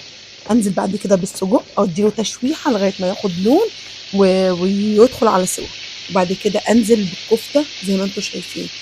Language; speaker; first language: Arabic; native; Arabic